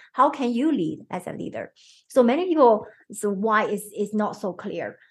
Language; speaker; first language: English; non-native, fluent; Chinese